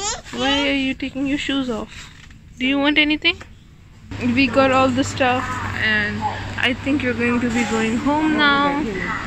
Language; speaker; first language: English; non-native, local second language; Hindi